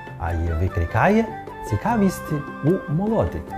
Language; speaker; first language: Ukrainian; non-native, fluent; Chinese